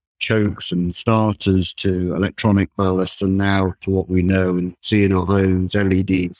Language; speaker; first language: English; native; English